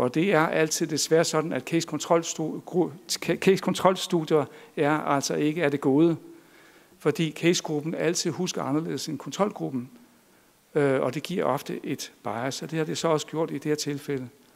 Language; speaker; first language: Danish; native; Danish